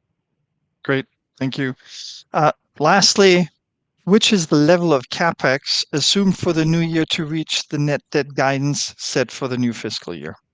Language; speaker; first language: English; non-native, fluent; German